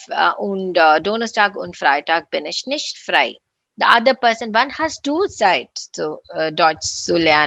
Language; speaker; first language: German; non-native, learner; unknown